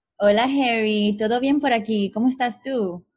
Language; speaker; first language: Spanish; native; Spanish